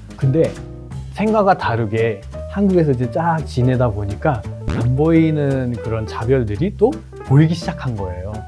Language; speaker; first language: Korean; non-native, fluent; Nepali